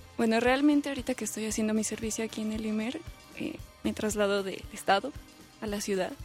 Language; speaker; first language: Spanish; native; Spanish